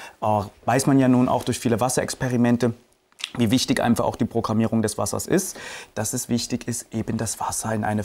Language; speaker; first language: German; native; German